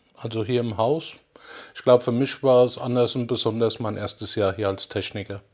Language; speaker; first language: German; non-native, fluent; Portuguese